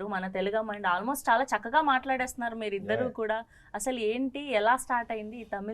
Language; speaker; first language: Telugu; native; Telugu